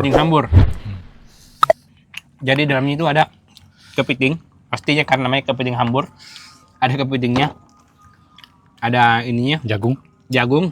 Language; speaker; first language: Malay; native; Malay